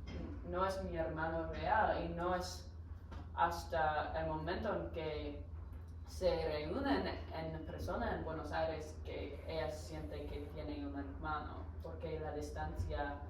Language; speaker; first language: Spanish; non-native, learner; English